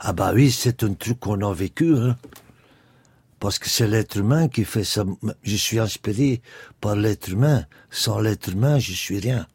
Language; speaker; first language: French; non-native, local second language; Dutch